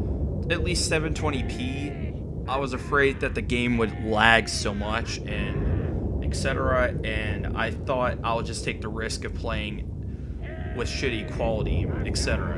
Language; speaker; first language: English; native; English